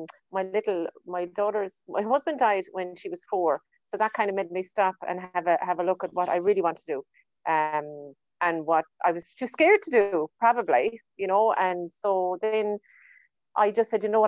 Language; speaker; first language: English; native; English